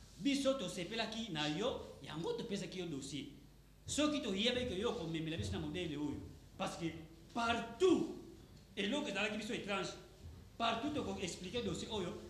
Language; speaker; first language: Lingala; non-native, local second language; Kongo